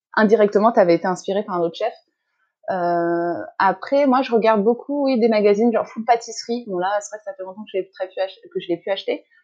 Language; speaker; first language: French; native; French